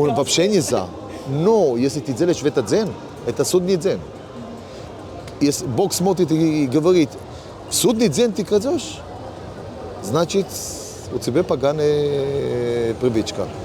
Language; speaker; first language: Russian; early bilingual, heritage; Hebrew